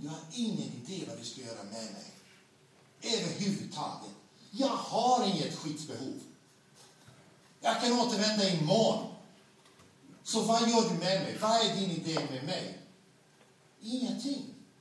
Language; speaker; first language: Swedish; non-native, fluent; Bosnian